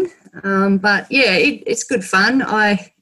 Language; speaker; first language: English; native; English